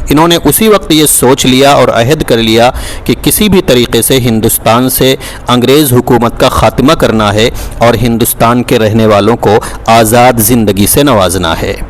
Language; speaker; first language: Urdu; native; Urdu